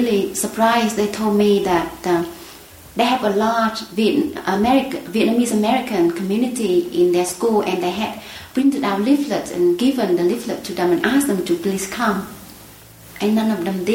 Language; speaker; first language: English; non-native, fluent; Vietnamese